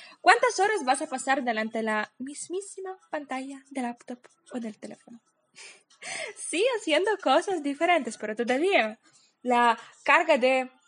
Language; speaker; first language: Spanish; non-native, fluent; Polish